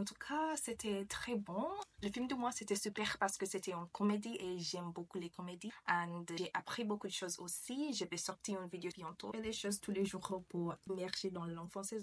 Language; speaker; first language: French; non-native, learner; English